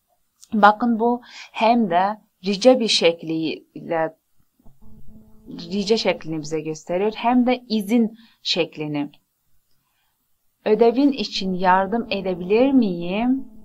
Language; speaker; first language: Turkish; non-native, fluent; Persian